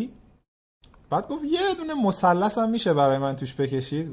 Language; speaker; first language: Persian; native; Persian